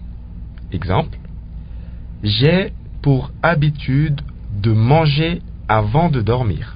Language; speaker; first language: French; non-native, local second language; Lingala